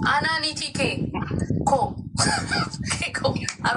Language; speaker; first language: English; non-native, learner; Amharic